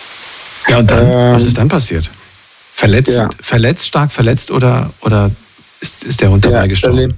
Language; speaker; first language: German; native; German